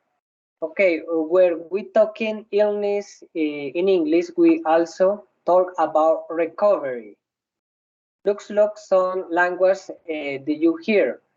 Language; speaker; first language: English; non-native, learner; Spanish